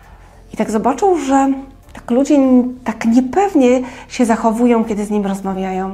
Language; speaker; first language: Polish; native; Polish